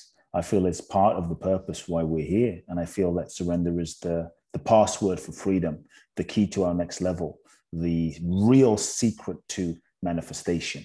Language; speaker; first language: English; native; English